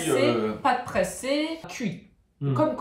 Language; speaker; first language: French; non-native, fluent; Japanese